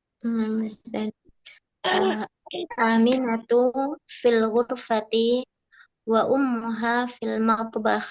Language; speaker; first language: Arabic; non-native, learner; Indonesian